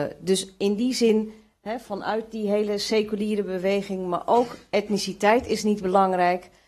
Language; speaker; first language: Dutch; early bilingual, other home language; Kurdish